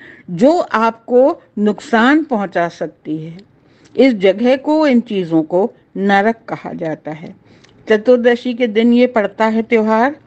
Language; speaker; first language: Hindi; native; Hindi